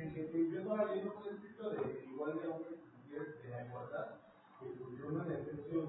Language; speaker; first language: Spanish; native; Spanish